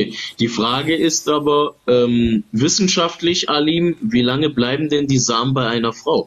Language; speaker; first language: German; native; German